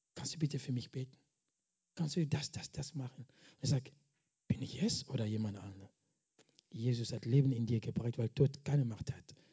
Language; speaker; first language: German; non-native, fluent; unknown